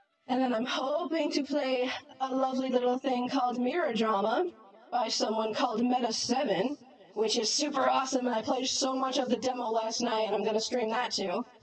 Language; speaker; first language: English; native; English